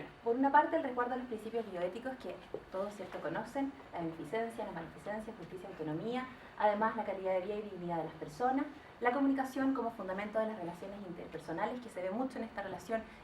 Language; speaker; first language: Spanish; native; Spanish